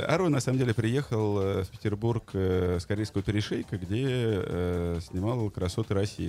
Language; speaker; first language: Russian; native; Russian